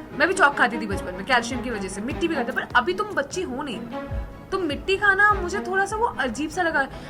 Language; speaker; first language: Hindi; non-native, local second language; Bangla